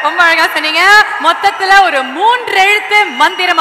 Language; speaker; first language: Tamil; native; Tamil